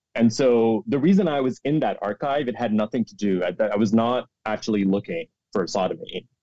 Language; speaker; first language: English; non-native, local second language; Urdu